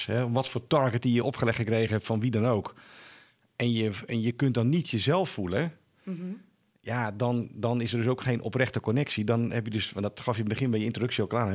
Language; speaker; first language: Dutch; native; Dutch